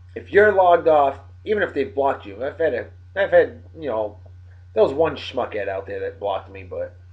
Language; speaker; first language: English; native; English